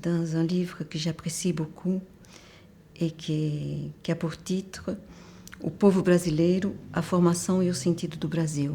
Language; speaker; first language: French; non-native, fluent; Portuguese